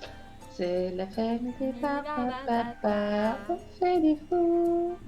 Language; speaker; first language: French; native; French